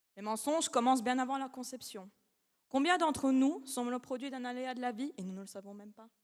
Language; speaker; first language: French; non-native, fluent; Russian